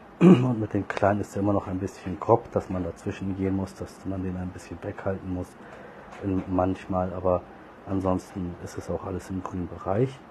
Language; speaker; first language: German; early bilingual, other home language; Turkish